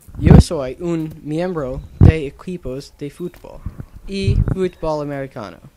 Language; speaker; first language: Spanish; non-native, learner; English